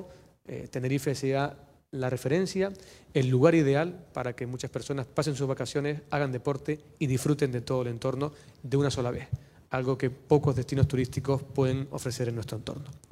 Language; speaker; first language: Spanish; native; Spanish